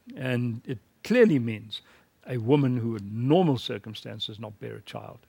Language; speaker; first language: English; native; English